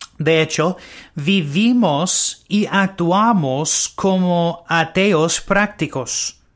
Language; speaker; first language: Spanish; non-native, learner; English